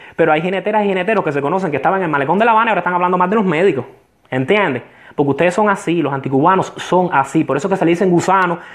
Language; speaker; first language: Spanish; native; Spanish